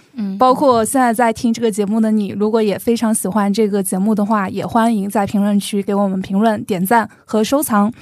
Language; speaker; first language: Chinese; native; Chinese